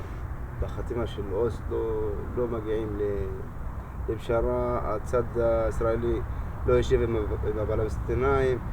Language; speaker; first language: Hebrew; non-native, local second language; Arabic